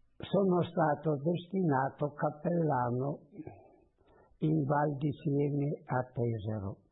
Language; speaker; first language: Italian; native; Italian